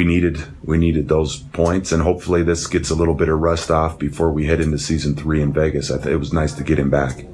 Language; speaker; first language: English; native; English